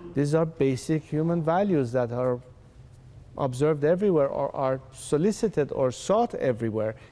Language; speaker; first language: English; non-native, fluent; Persian